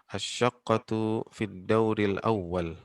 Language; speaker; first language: Arabic; non-native, fluent; Indonesian